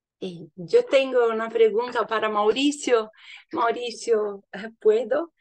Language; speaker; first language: Spanish; non-native, learner; Portuguese